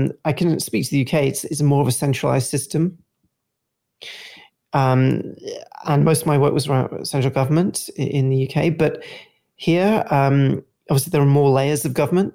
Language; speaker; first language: English; native; English